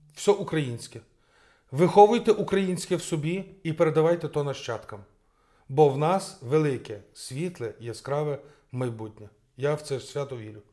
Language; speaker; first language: Ukrainian; native; Ukrainian